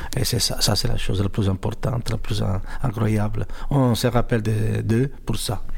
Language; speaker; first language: French; non-native, fluent; Italian